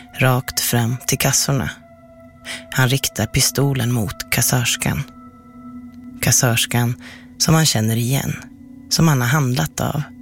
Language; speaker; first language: Swedish; native; Swedish